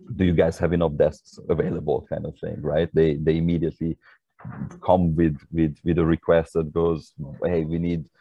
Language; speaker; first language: English; non-native, fluent; Hungarian